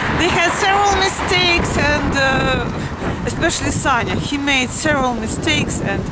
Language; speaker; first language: English; non-native, fluent; Russian